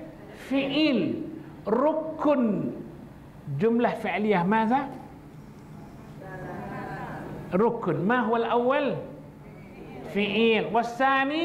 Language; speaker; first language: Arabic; non-native, fluent; Malay